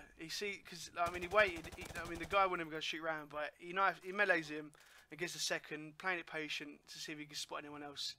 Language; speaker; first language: English; native; English